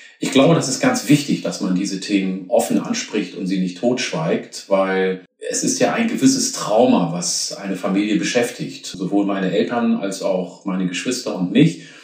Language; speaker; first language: German; early bilingual, other home language; Oromo